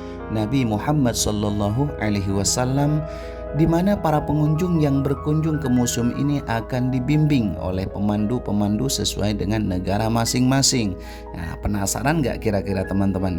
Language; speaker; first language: Indonesian; native; Indonesian